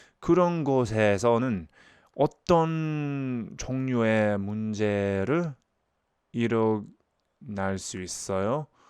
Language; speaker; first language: Korean; non-native, learner; English